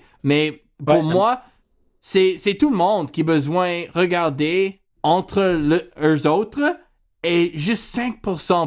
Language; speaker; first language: French; non-native, learner; English